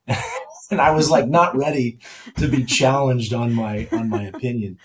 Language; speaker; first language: English; native; English